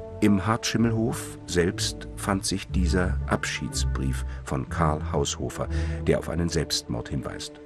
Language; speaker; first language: German; native; German